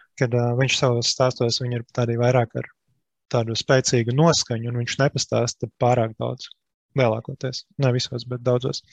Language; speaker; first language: Latvian; native; Latvian